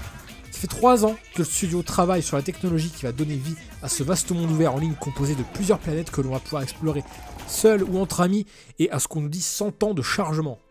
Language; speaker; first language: French; native; French